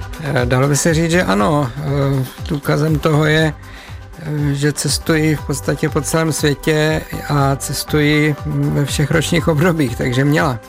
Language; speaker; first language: Czech; native; Czech